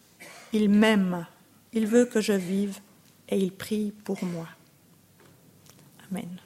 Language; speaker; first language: French; native; French